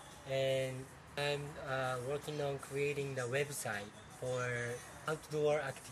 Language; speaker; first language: English; non-native, fluent; Japanese